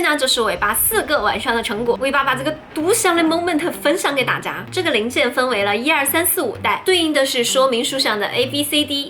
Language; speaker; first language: Chinese; native; Chinese